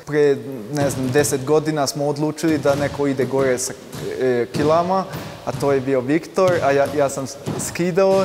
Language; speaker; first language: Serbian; non-native, local second language; Hungarian